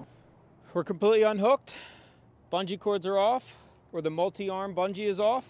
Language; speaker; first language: English; native; English